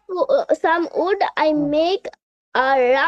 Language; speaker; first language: English; non-native, learner; Bangla